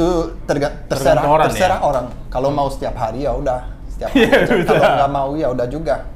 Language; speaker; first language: Indonesian; non-native, fluent; Portuguese